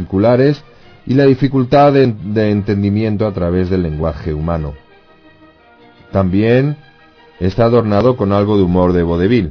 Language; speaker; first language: Spanish; native; Spanish